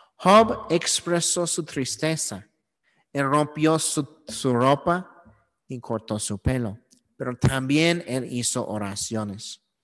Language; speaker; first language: Spanish; non-native, learner; English